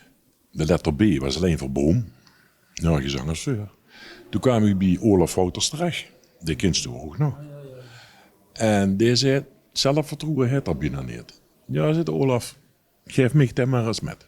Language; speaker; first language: Dutch; native; Dutch